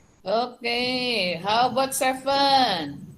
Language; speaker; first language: English; non-native, fluent; Javanese